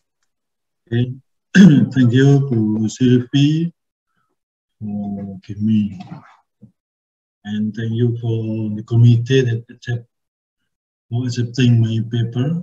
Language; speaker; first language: English; non-native, learner; Indonesian